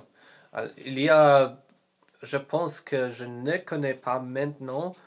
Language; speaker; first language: French; non-native, learner; Polish